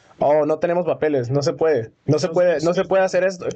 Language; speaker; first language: Spanish; early bilingual, heritage; Spanish